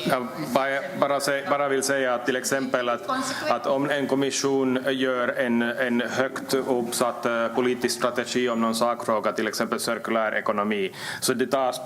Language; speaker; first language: Swedish; native; Swedish